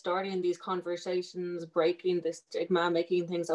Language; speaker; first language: English; native; English